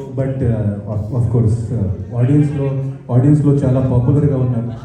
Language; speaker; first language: Telugu; non-native, fluent; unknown